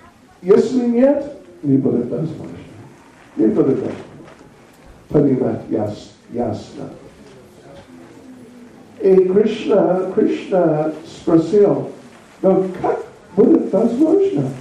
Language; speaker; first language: Russian; non-native, learner; English